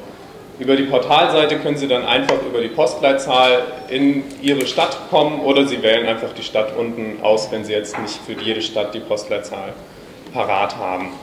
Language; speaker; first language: German; native; German